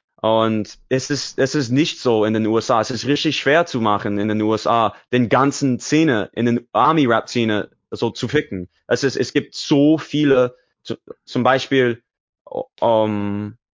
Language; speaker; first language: German; non-native, learner; English